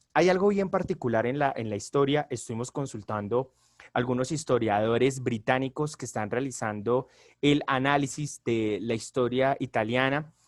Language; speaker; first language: Spanish; native; Spanish